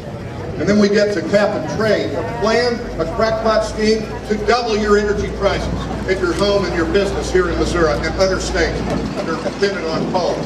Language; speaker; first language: English; native; English